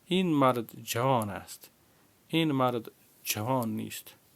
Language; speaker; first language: Persian; non-native, fluent; Urdu